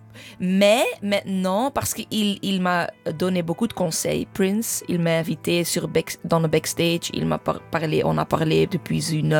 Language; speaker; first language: French; non-native, fluent; English